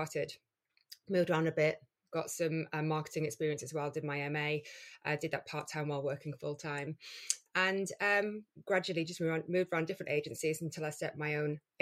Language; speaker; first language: English; native; English